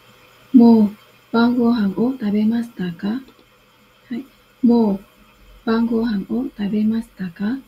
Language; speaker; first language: Japanese; non-native, fluent; Vietnamese